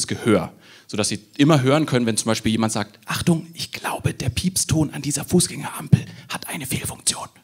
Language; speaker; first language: German; native; German